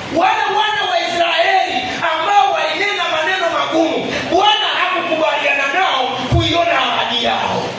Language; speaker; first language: Swahili; non-native, local second language; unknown